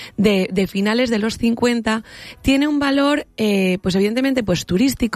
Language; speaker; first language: Spanish; native; Spanish